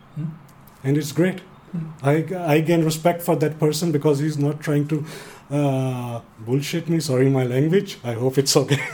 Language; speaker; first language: English; non-native, fluent; Danish